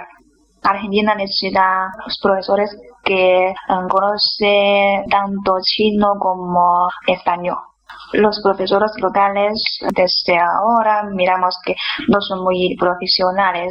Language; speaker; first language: Spanish; non-native, fluent; Chinese